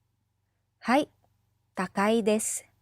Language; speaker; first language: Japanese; non-native, fluent; English